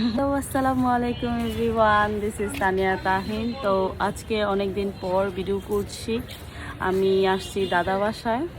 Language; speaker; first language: Bangla; early bilingual, heritage; Bangla